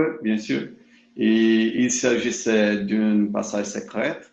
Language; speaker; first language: French; non-native, learner; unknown